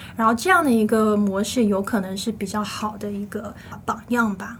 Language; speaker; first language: Chinese; native; Chinese